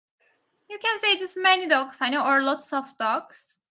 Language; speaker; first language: English; non-native, fluent; Turkish